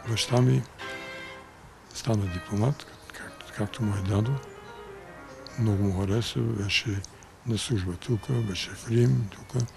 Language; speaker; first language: Bulgarian; early bilingual, heritage; Bulgarian